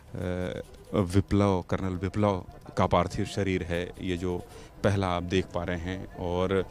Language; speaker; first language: Hindi; native; Hindi